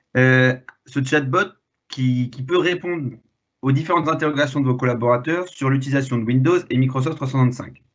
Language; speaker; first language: French; native; French